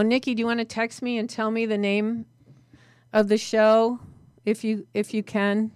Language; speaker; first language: English; native; English